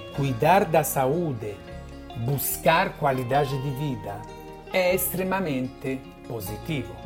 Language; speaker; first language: Portuguese; non-native, fluent; Italian